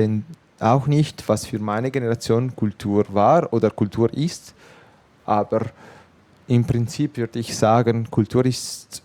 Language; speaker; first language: German; non-native, fluent; Italian